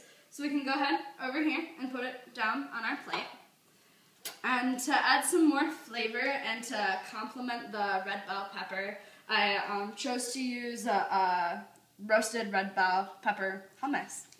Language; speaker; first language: English; native; English